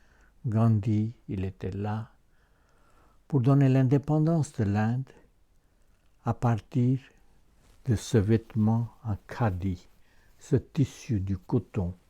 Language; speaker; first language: French; non-native, fluent; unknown